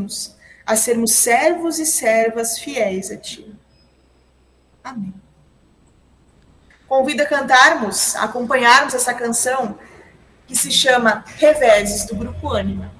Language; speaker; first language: Portuguese; native; Portuguese